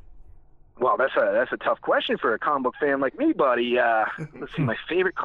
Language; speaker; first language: English; native; English